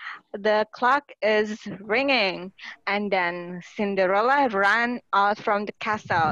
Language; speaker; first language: English; non-native, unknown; Indonesian